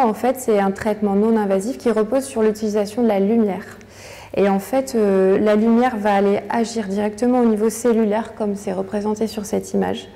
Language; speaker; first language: French; native; French